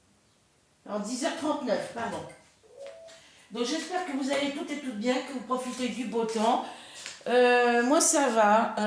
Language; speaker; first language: French; native; French